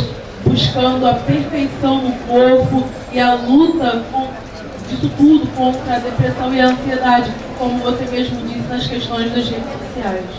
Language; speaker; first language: Portuguese; native; Portuguese